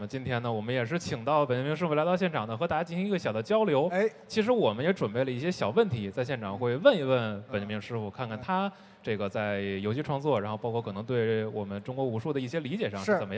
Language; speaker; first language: Chinese; native; Chinese